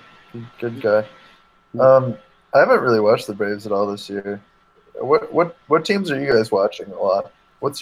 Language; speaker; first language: English; native; English